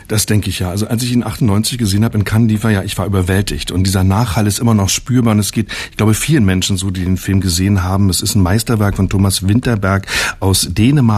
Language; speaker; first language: German; native; German